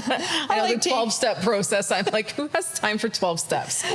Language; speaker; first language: English; native; English